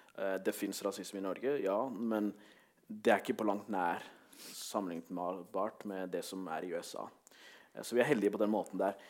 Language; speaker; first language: Norwegian; early bilingual, other home language; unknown